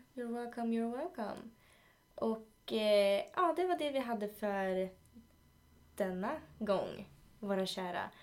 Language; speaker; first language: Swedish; early bilingual, other home language; Spanish